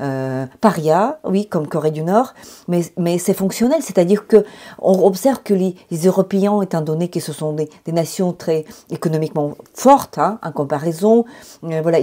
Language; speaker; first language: French; non-native, fluent; Ukrainian